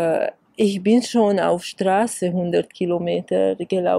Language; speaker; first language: German; non-native, fluent; Hungarian